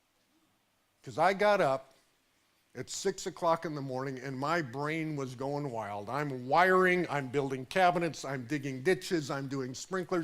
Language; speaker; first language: English; native; English